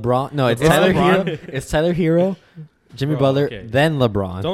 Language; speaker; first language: English; native; English